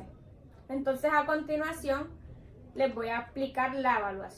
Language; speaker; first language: Spanish; native; Spanish